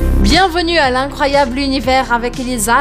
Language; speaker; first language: French; non-native, learner; Portuguese